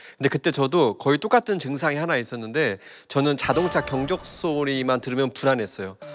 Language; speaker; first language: Korean; native; Korean